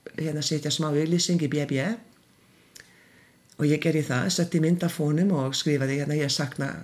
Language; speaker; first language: Icelandic; non-native, fluent; Hungarian